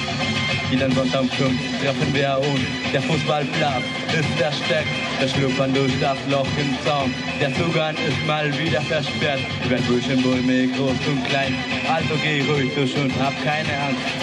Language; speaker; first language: German; native; German